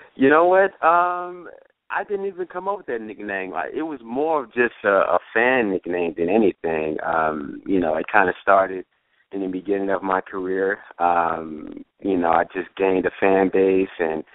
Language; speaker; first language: English; native; English